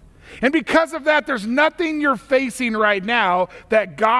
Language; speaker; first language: English; native; English